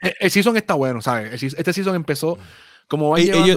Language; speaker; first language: Spanish; native; Spanish